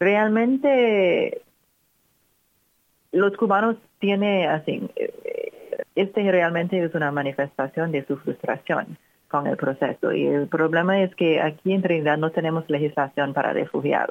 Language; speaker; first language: Spanish; non-native, fluent; English